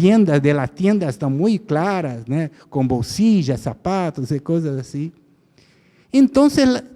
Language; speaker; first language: Spanish; non-native, fluent; Portuguese